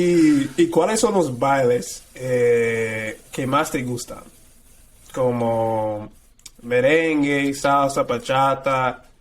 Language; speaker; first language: Spanish; non-native, fluent; English